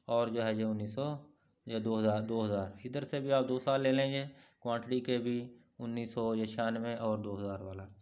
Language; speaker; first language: Urdu; non-native, local second language; Punjabi